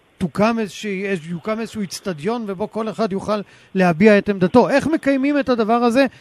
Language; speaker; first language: Hebrew; native; Hebrew